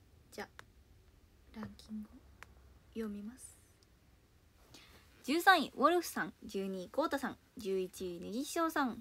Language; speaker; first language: Japanese; native; Japanese